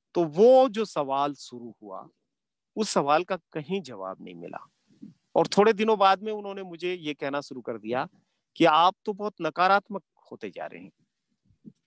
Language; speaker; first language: Hindi; native; Hindi